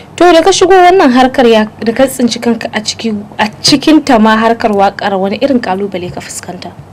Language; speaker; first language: Hausa; native; Hausa